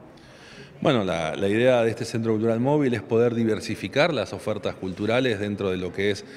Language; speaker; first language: Spanish; native; Spanish